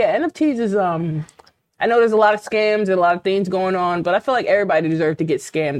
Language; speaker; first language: English; native; English